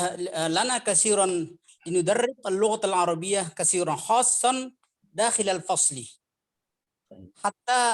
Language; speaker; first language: Arabic; non-native, fluent; Indonesian